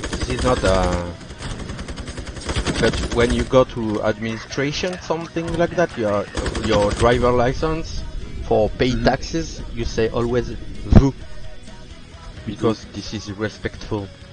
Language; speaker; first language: English; non-native, learner; French